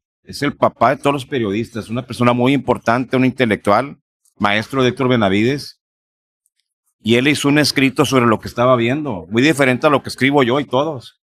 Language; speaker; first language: Spanish; native; Spanish